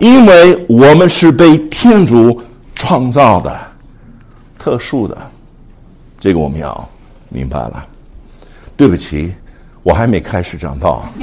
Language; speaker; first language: Chinese; non-native, fluent; English